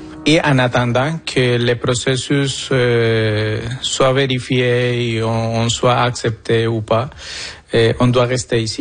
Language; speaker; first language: French; non-native, fluent; Spanish